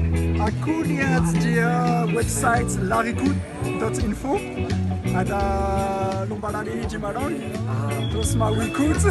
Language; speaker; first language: Indonesian; non-native, learner; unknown